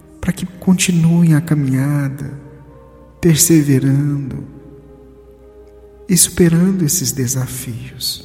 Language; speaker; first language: Portuguese; native; Portuguese